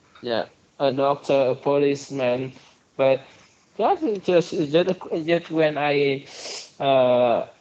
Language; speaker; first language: English; non-native, learner; Vietnamese